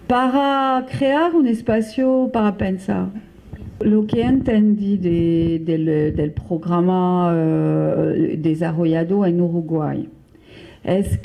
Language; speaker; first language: Spanish; non-native, fluent; French